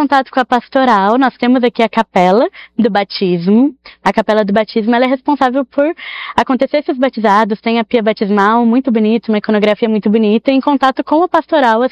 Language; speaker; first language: Portuguese; native; Portuguese